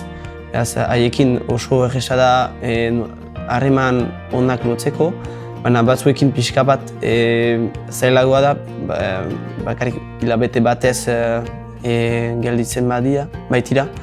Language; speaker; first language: Basque; non-native, local second language; French